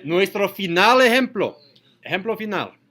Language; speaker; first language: Spanish; non-native, learner; English